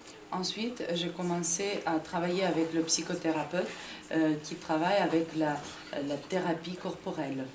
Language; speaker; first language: French; non-native, fluent; Ukrainian